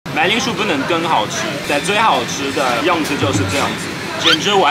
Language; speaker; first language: Chinese; non-native, fluent; French